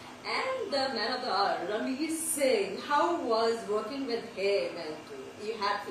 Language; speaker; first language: English; non-native, local second language; Hindi